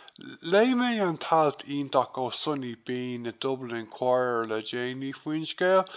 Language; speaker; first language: Irish; non-native, local second language; English